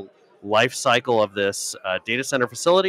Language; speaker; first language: English; native; English